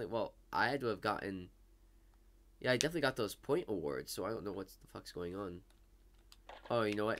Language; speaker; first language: English; native; English